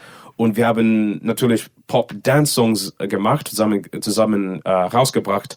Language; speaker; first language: German; non-native, learner; English